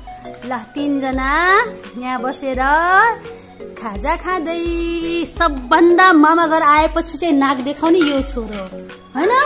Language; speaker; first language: Nepali; non-native, local second language; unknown